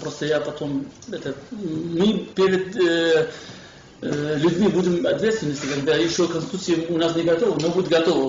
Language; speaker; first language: Russian; non-native, fluent; Kurdish